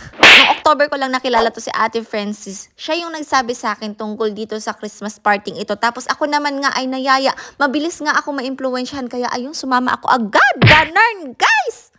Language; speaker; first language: Filipino; native; Filipino